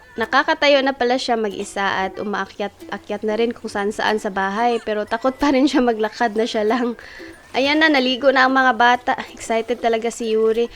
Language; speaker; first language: Filipino; non-native, local second language; Cebuano